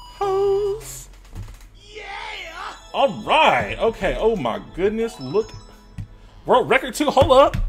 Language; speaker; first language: English; native; English